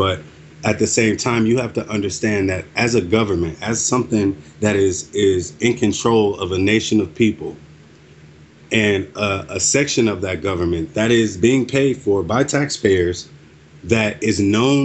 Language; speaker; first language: English; native; English